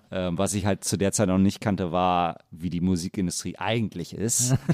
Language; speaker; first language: German; native; German